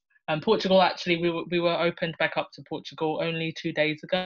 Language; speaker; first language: English; native; English